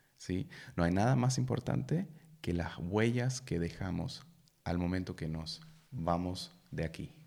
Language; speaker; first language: Spanish; non-native, fluent; German